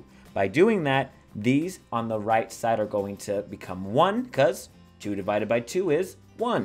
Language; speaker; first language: English; native; English